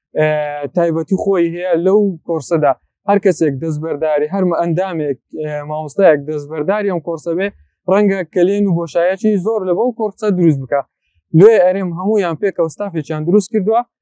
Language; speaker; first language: Central Kurdish; native; Central Kurdish